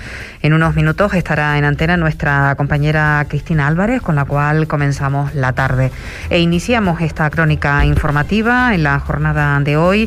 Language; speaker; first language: Spanish; native; Spanish